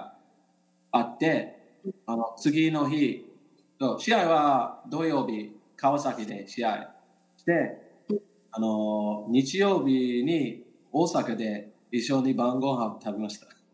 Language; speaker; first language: Japanese; non-native, learner; English